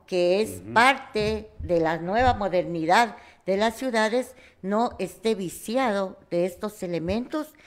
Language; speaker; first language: Spanish; native; Spanish